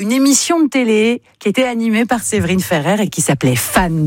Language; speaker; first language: French; native; French